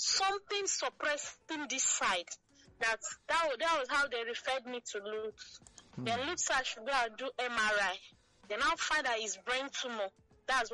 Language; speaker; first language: English; non-native, local second language; Igbo